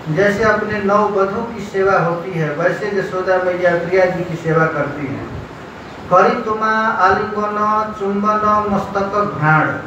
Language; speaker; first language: Hindi; non-native, local second language; Bangla